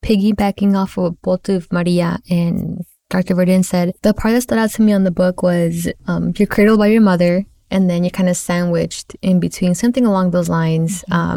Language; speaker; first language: English; native; English